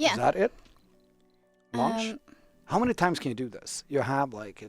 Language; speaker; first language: English; non-native, fluent; Swedish